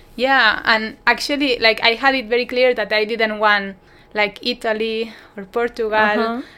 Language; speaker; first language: English; non-native, fluent; Spanish